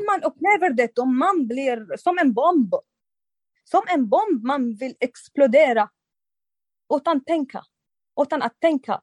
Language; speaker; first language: Swedish; non-native, fluent; Arabic